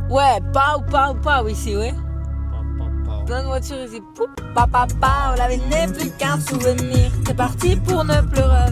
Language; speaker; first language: French; native; French